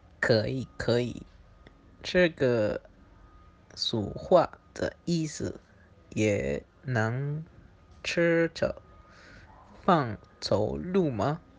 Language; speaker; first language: Chinese; non-native, learner; Spanish